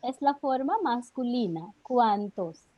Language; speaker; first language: Spanish; non-native, learner; Hindi